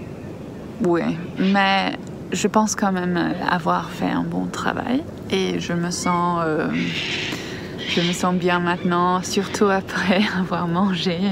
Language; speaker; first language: French; non-native, fluent; English